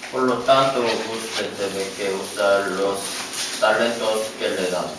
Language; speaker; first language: Spanish; non-native, learner; Korean